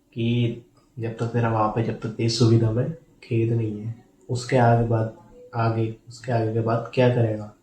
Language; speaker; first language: Hindi; native; Hindi